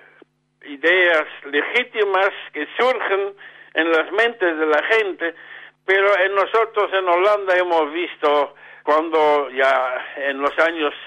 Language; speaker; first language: Spanish; non-native, fluent; Dutch